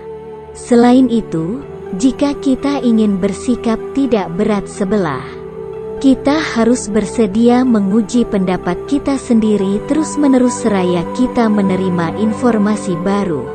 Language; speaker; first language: Indonesian; native; Indonesian